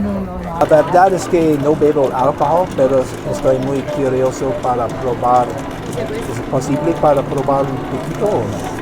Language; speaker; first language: Spanish; non-native, learner; English